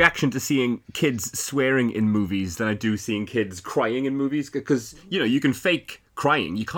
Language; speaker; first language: English; native; English